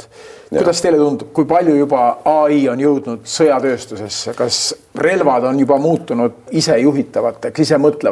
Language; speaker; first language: Estonian; native; Estonian